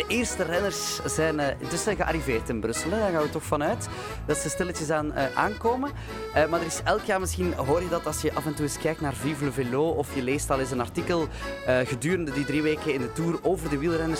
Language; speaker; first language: Dutch; native; Dutch